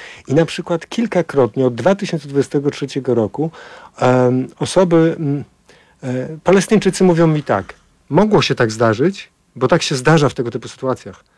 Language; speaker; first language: Polish; native; Polish